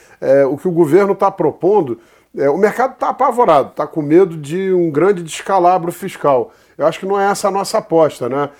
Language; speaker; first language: Portuguese; native; Portuguese